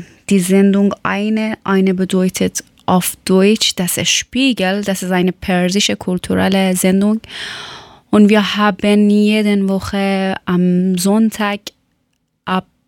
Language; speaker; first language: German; non-native, learner; Persian